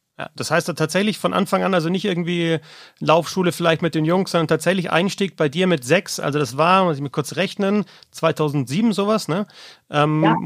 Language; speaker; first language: German; native; German